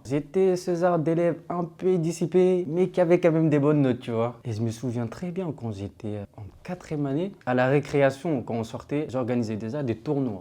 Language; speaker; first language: French; non-native, local second language; Fula